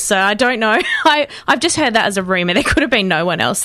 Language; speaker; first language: English; native; English